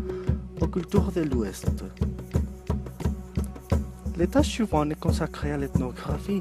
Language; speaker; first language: French; non-native, learner; Spanish